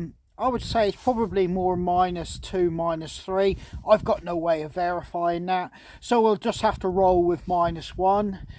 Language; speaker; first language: English; native; English